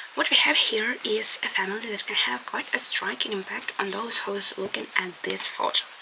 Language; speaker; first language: English; non-native, fluent; Ukrainian